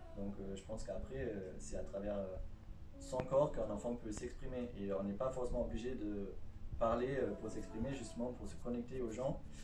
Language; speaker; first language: French; non-native, fluent; German